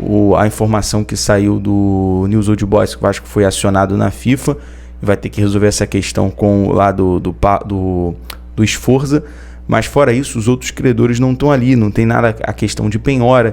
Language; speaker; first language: Portuguese; native; Portuguese